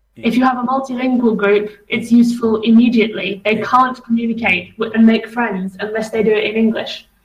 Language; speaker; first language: English; native; English